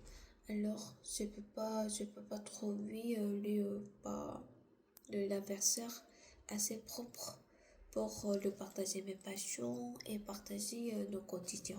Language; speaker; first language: French; non-native, learner; Korean